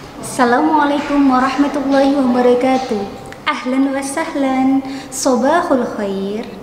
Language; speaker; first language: Arabic; non-native, learner; Indonesian